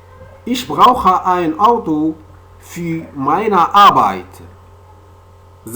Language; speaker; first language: German; non-native, fluent; French